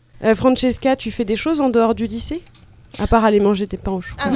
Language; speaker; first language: French; native; French